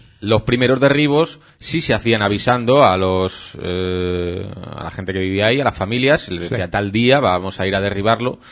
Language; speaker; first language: Spanish; native; Spanish